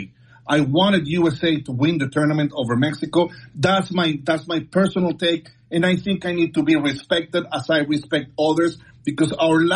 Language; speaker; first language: English; non-native, fluent; Spanish